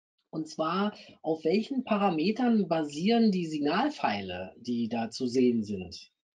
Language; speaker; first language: German; native; German